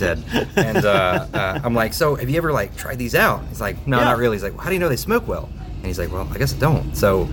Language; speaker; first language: English; native; English